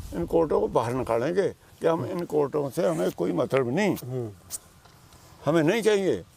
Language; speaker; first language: Hindi; non-native, local second language; Punjabi